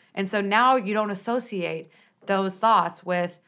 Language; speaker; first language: English; native; English